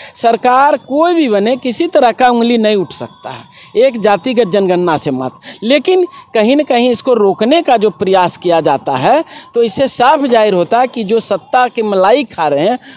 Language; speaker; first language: Hindi; native; Hindi